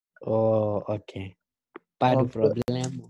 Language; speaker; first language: French; non-native, learner; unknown